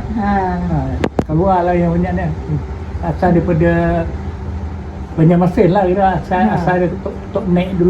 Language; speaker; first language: Malay; non-native, local second language; Banjar